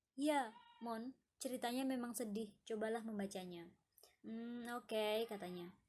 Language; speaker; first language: Indonesian; native; Indonesian